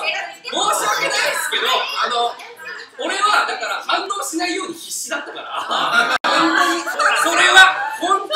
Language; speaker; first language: Japanese; native; Japanese